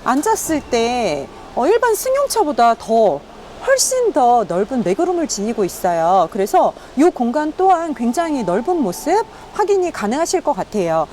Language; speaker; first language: Korean; native; Korean